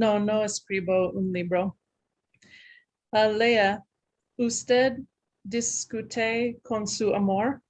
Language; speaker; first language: Spanish; non-native, learner; English